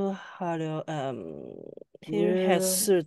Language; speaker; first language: Korean; non-native, learner; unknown